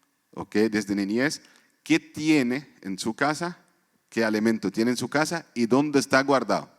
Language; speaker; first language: Spanish; non-native, fluent; Arabic